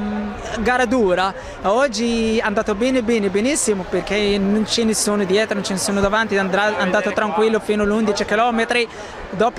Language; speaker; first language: Italian; non-native, learner; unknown